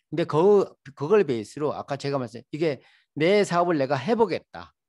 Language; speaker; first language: Korean; native; Korean